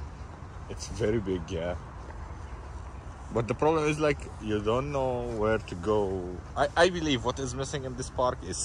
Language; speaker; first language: English; non-native, fluent; Arabic